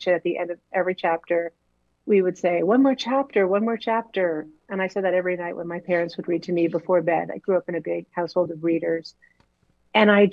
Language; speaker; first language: English; native; English